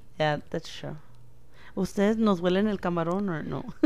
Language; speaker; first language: Spanish; early bilingual, other home language; English